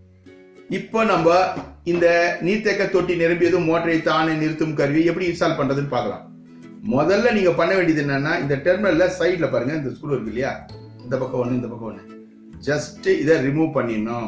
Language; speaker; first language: Tamil; native; Tamil